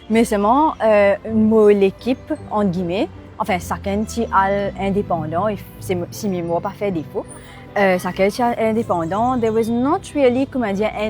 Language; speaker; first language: French; non-native, local second language; Morisyen